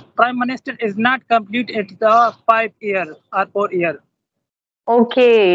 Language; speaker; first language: English; non-native, local second language; Pashto